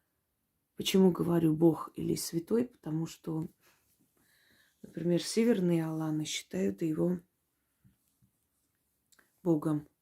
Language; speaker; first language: Russian; native; Russian